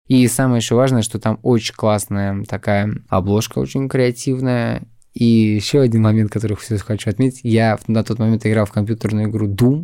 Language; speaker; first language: Russian; native; Russian